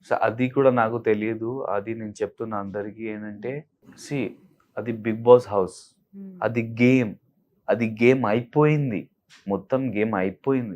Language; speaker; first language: Telugu; non-native, learner; Hindi